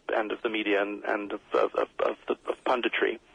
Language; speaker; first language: English; native; English